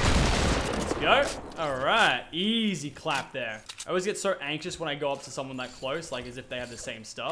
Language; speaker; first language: English; native; English